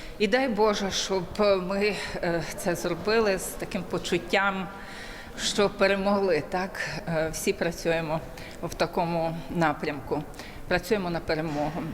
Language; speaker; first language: Ukrainian; early bilingual, heritage; Ukrainian